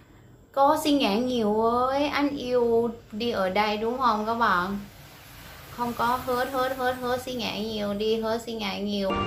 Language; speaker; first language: Vietnamese; non-native, learner; Thai